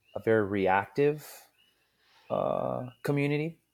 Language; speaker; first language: English; native; English